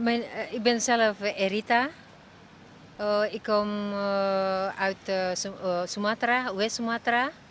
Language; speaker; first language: Dutch; non-native, learner; Indonesian